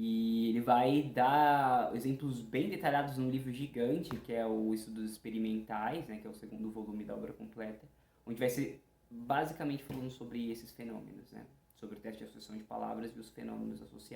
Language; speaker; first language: Portuguese; native; Portuguese